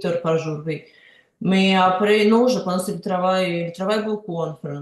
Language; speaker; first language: French; non-native, learner; Ukrainian